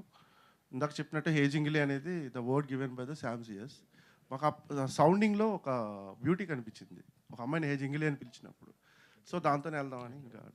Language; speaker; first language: Telugu; native; Telugu